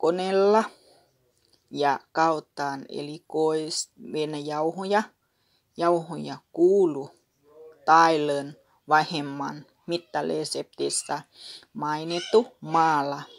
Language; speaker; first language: Finnish; non-native, learner; Northeastern Thai